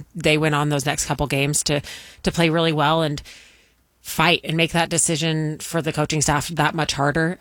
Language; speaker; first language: English; native; English